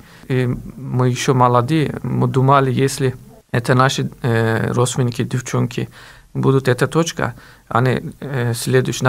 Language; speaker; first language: Russian; non-native, learner; Turkish